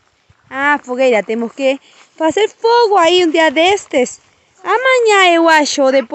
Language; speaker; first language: Spanish; non-native, learner; Portuguese